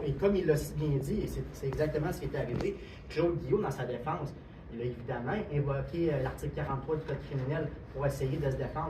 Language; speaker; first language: French; native; French